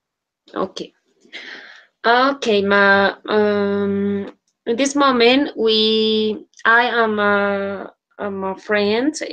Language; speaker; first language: English; non-native, learner; Spanish